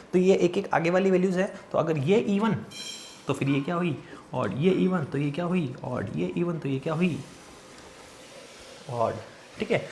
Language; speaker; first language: Hindi; native; Hindi